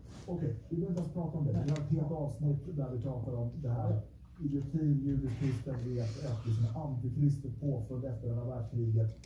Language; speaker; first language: Swedish; native; Swedish